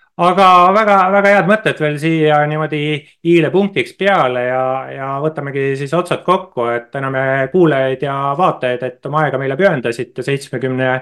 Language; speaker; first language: Estonian; native; Estonian